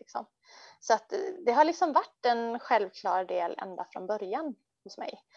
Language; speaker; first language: Swedish; early bilingual, other home language; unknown